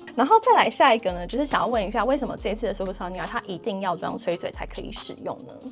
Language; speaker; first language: Chinese; native; Chinese